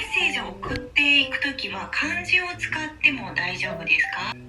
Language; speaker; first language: Japanese; native; Japanese